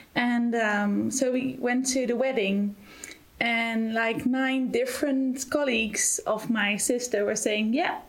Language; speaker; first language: English; non-native, fluent; Dutch